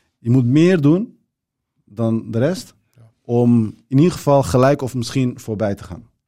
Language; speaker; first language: Dutch; early bilingual, other home language; Turkish